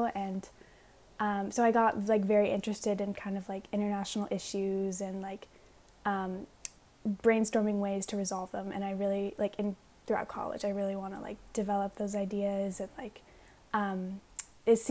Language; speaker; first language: English; native; English